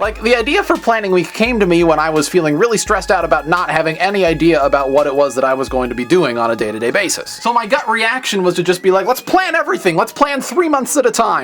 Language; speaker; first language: English; native; English